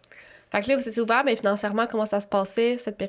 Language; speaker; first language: French; native; French